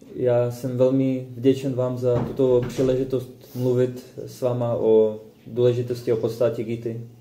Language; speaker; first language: Czech; native; Czech